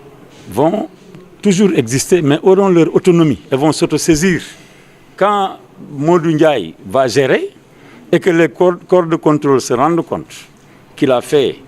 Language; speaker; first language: French; non-native, local second language; Wolof